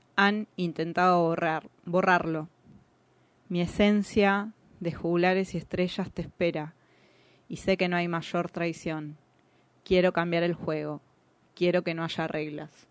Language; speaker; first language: Spanish; native; Spanish